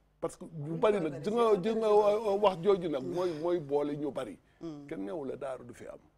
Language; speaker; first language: Wolof; non-native, local second language; Fula